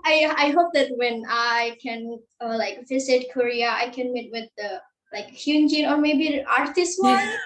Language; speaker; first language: English; non-native, learner; Indonesian